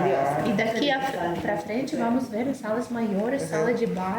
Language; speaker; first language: Portuguese; non-native, fluent; Russian